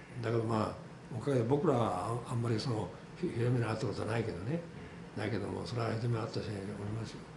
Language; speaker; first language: Japanese; native; Japanese